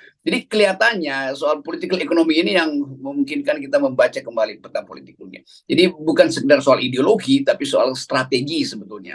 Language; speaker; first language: Indonesian; native; Indonesian